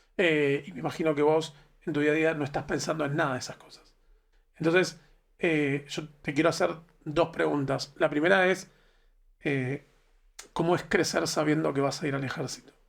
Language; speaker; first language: Spanish; native; Spanish